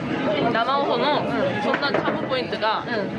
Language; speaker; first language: Japanese; non-native, learner; Korean